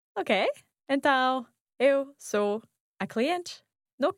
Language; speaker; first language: Portuguese; non-native, learner; English